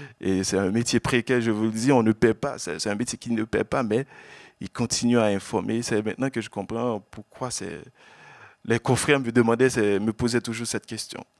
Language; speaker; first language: French; non-native, local second language; Haitian Creole